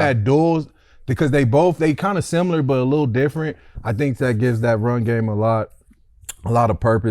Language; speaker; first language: English; native; English